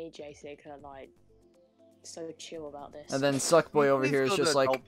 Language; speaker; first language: English; native; English